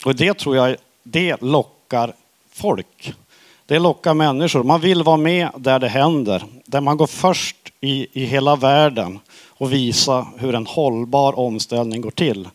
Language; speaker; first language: Swedish; native; Swedish